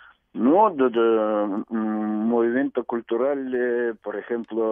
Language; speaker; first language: Spanish; non-native, fluent; Russian